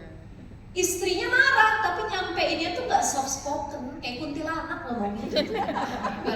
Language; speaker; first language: Indonesian; native; Indonesian